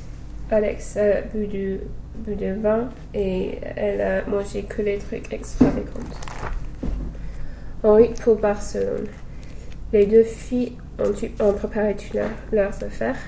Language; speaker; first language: French; non-native, fluent; English